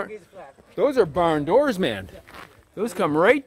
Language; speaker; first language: English; native; English